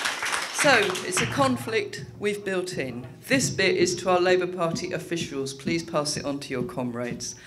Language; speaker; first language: English; native; English